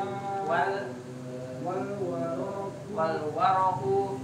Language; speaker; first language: Arabic; non-native, fluent; Indonesian